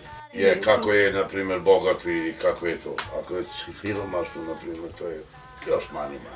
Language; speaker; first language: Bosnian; non-native, local second language; Romany